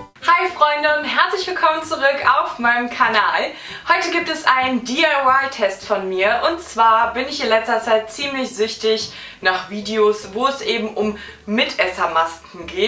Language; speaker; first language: German; native; German